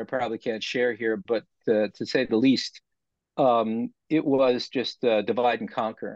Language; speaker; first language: English; native; English